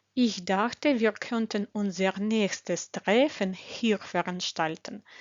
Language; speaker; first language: German; non-native, fluent; Ukrainian